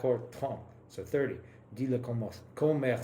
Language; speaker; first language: French; non-native, learner; English